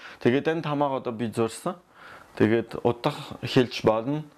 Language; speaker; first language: Mongolian; non-native, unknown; French